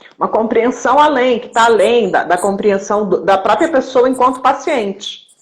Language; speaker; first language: Portuguese; native; Portuguese